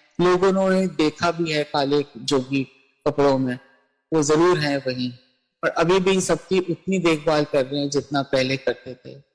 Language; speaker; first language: Hindi; native; Hindi